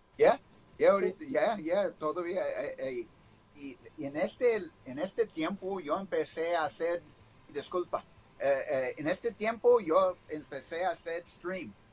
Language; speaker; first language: Spanish; early bilingual, heritage; Spanish